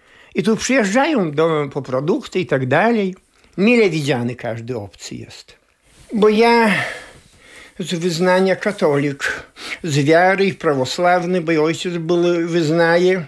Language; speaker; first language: Polish; non-native, local second language; Belarusian